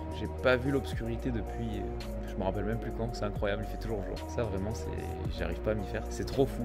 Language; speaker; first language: French; native; French